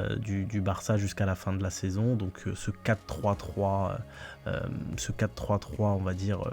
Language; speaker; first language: French; native; French